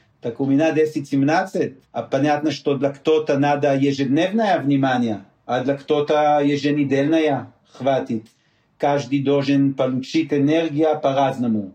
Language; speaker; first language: Russian; non-native, learner; Hebrew